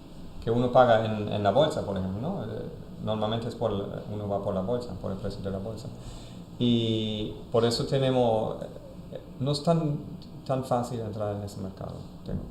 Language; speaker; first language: Spanish; non-native, fluent; German